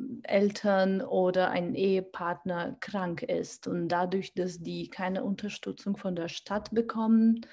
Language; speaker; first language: German; non-native, fluent; Georgian